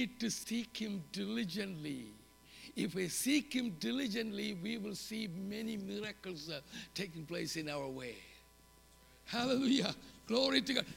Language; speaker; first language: English; non-native, local second language; Malayalam